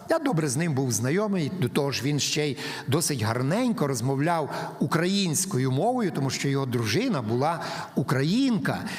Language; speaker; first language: Ukrainian; native; Ukrainian